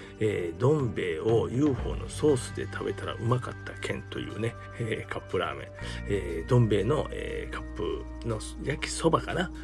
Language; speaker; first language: Japanese; native; Japanese